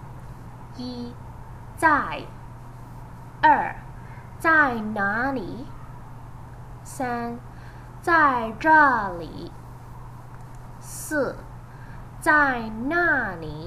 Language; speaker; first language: Chinese; non-native, fluent; English